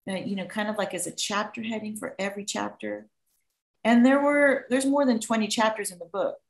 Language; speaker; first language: English; native; English